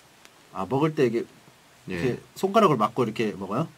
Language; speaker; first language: Korean; native; Korean